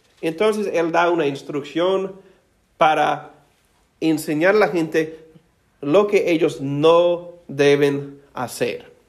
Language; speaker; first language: Spanish; non-native, fluent; English